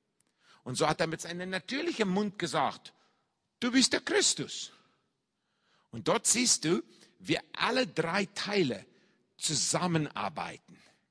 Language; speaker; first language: German; non-native, fluent; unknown